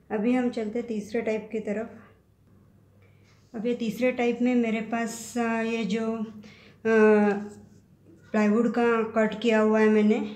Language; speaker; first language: Hindi; non-native, local second language; Marathi